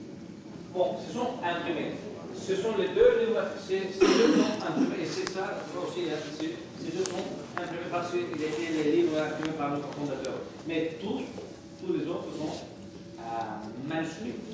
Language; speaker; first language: French; non-native, learner; Armenian